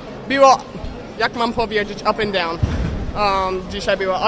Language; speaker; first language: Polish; non-native, learner; English